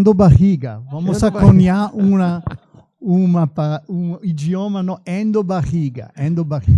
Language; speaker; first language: Portuguese; non-native, fluent; Italian